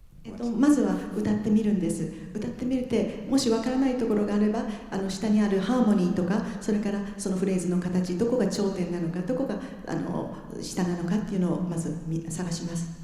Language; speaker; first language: Japanese; native; Japanese